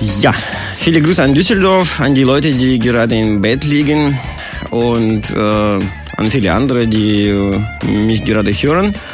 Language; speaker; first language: German; non-native, fluent; Russian